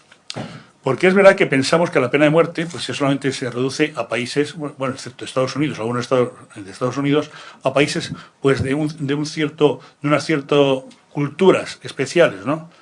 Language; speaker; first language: Spanish; native; Spanish